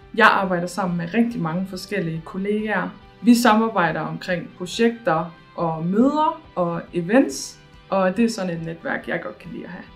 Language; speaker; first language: Danish; native; Danish